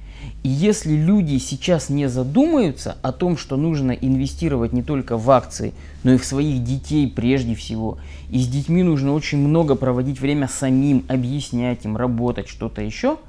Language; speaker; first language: Russian; native; Russian